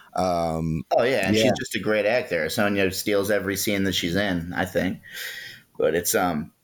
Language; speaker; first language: English; native; English